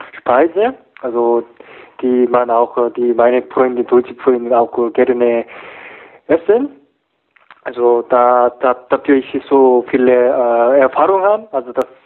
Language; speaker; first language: German; non-native, learner; Korean